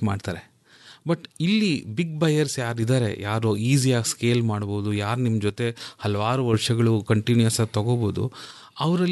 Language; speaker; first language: Kannada; native; Kannada